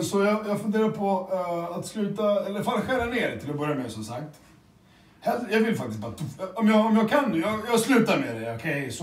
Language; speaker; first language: Swedish; early bilingual, other home language; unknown